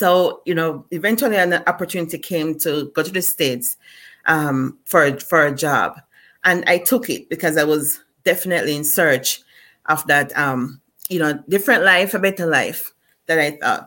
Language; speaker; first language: English; non-native, local second language; Jamaican Creole English